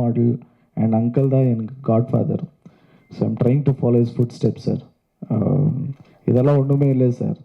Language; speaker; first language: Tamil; non-native, learner; Kannada